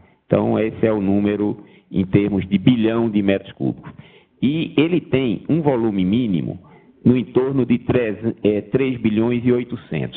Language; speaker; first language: Portuguese; native; Portuguese